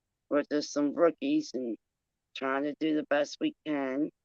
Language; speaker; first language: English; native; English